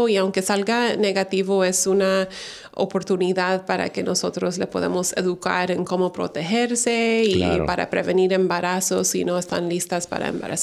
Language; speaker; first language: Spanish; early bilingual, heritage; Spanish